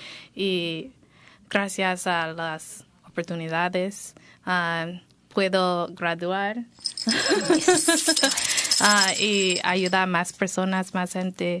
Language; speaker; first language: Spanish; non-native, learner; English